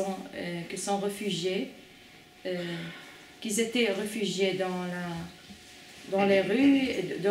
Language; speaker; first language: French; non-native, fluent; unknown